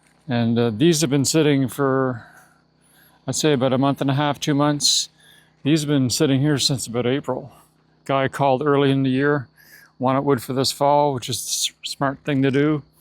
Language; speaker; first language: English; native; English